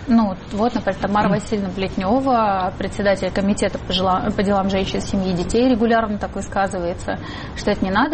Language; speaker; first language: Russian; native; Russian